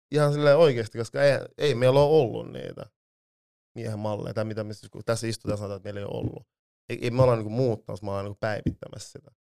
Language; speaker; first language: Finnish; early bilingual, other home language; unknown